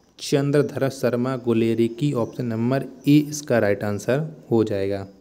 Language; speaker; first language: Hindi; native; Hindi